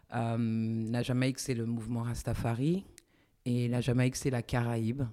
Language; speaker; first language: French; native; French